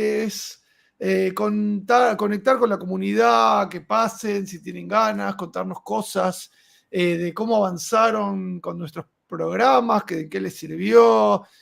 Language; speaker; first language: Spanish; native; Spanish